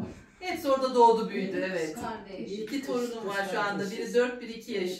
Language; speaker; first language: Turkish; native; Turkish